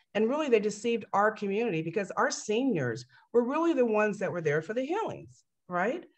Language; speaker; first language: English; native; English